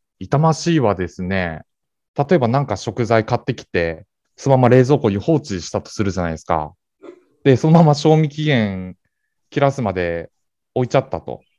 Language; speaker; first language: Japanese; native; Japanese